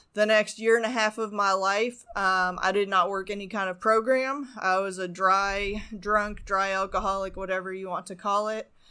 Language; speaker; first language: English; native; English